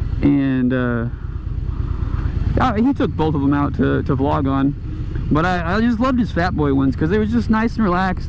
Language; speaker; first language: English; native; English